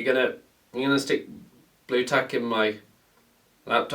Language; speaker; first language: English; native; English